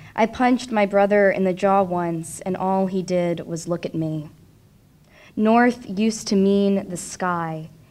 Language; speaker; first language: English; native; English